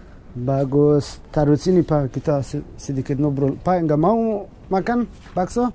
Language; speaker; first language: Indonesian; non-native, learner; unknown